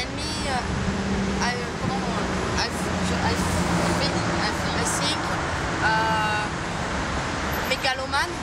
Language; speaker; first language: English; non-native, learner; French